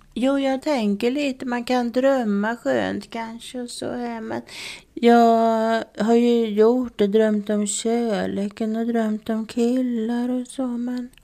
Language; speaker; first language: Swedish; native; Swedish